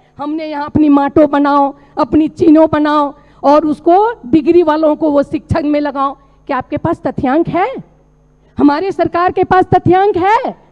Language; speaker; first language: Hindi; non-native, local second language; Maithili